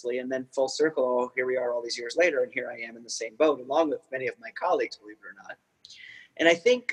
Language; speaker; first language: English; native; English